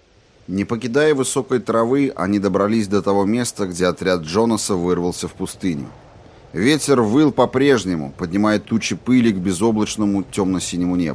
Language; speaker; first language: Russian; native; Russian